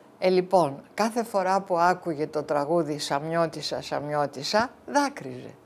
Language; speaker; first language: Greek; early bilingual, heritage; Greek